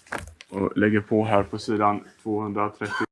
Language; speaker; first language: Swedish; native; Swedish